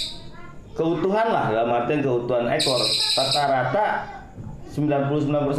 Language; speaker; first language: Indonesian; non-native, local second language; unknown